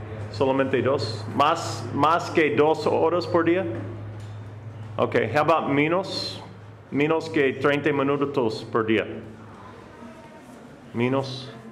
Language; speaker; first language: Spanish; non-native, learner; English